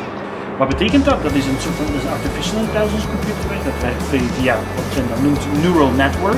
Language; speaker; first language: Dutch; native; Dutch